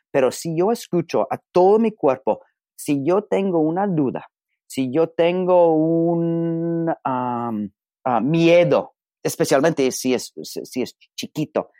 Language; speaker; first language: Spanish; non-native, learner; English